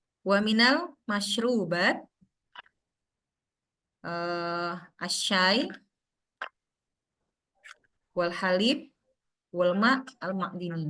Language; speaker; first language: Arabic; non-native, learner; Indonesian